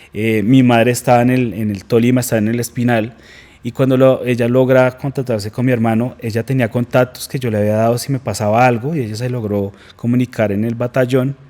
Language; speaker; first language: Spanish; native; Spanish